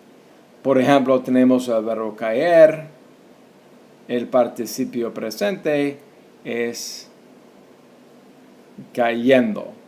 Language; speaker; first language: Spanish; non-native, fluent; English